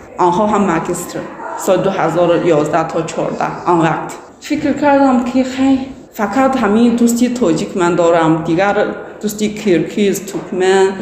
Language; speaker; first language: Persian; non-native, learner; Chinese